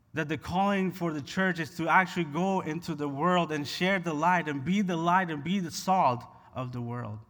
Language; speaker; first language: English; non-native, fluent; Spanish